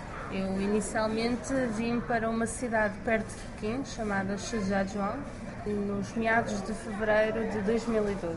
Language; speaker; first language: Portuguese; native; Portuguese